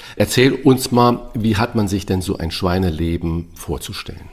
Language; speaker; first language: German; native; German